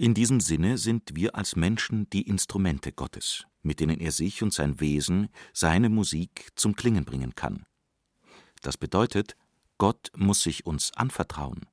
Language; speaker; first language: German; native; German